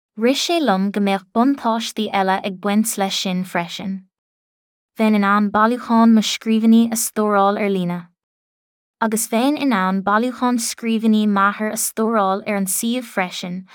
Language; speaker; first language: Irish; non-native, local second language; English